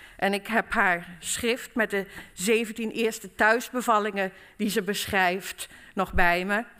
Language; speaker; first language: Dutch; native; Dutch